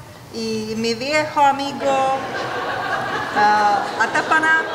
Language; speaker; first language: Spanish; non-native, learner; Czech